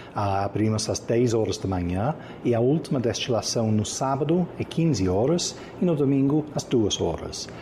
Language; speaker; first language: Portuguese; non-native, fluent; English